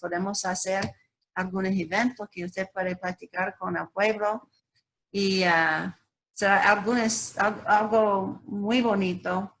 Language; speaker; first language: Spanish; non-native, learner; English